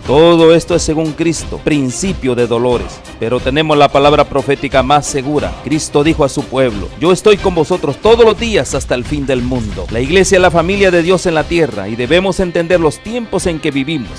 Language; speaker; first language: Spanish; native; Spanish